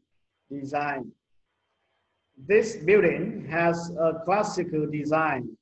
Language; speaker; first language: English; non-native, learner; Vietnamese